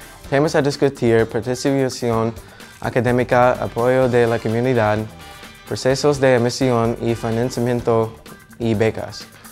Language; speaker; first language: Spanish; non-native, learner; English